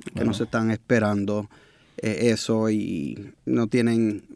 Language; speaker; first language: Spanish; early bilingual, heritage; Spanish